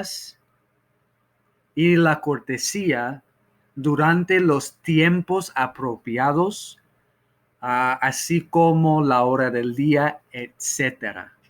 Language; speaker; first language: Spanish; non-native, fluent; English